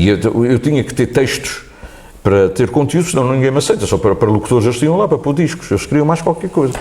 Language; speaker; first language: Portuguese; native; Portuguese